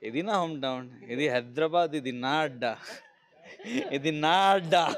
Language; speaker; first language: Telugu; non-native, local second language; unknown